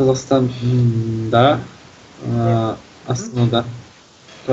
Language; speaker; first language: Kazakh; non-native, local second language; Russian